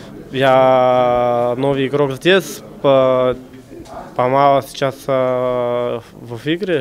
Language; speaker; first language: Russian; non-native, learner; Bulgarian